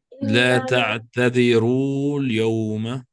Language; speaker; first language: Arabic; non-native, fluent; English